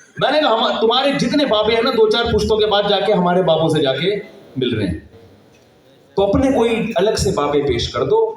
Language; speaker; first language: Urdu; native; Urdu